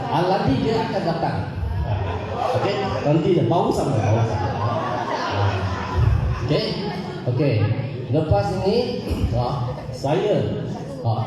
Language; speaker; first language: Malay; non-native, local second language; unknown